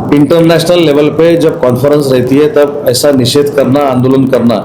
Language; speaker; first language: Hindi; non-native, local second language; Marathi